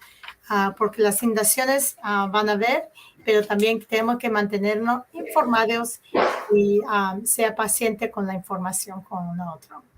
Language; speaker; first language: Spanish; early bilingual, heritage; Spanish